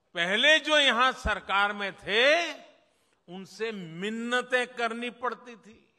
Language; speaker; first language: Hindi; non-native, local second language; Gujarati